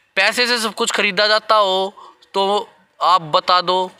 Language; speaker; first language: Hindi; native; Hindi